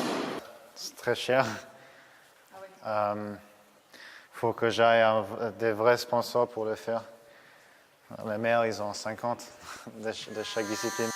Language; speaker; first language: French; non-native, fluent; Hebrew